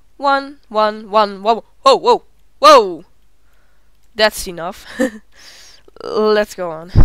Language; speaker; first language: English; non-native, learner; Dutch